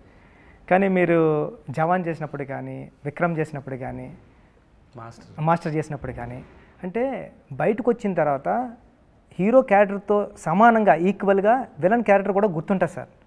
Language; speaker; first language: Telugu; native; Telugu